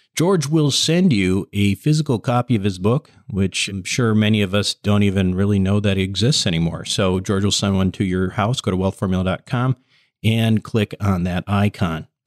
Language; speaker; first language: English; native; English